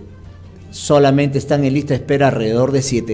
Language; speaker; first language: Spanish; native; Spanish